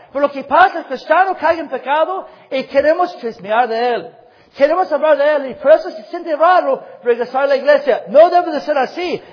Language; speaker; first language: Spanish; non-native, fluent; English